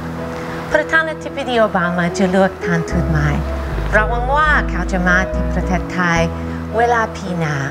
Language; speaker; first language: Thai; non-native, fluent; English